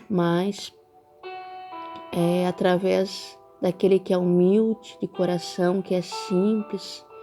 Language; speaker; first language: Portuguese; native; Portuguese